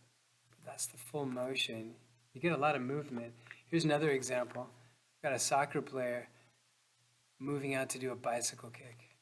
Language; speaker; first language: English; native; English